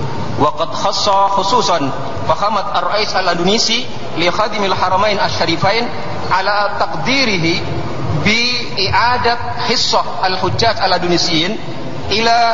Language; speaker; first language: Arabic; non-native, fluent; Indonesian